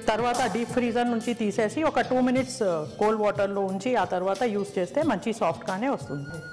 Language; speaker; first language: Telugu; non-native, local second language; Hindi